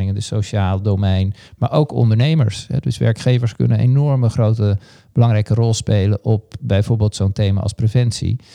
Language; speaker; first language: Dutch; native; Dutch